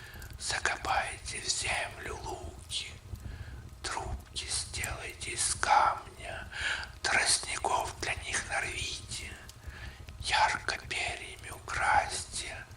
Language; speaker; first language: Russian; native; Russian